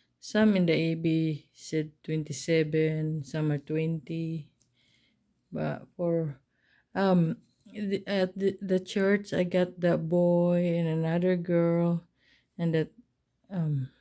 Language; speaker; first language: English; non-native, learner; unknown